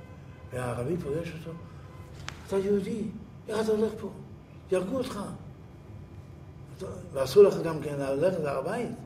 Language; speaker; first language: Hebrew; early bilingual, other home language; Yiddish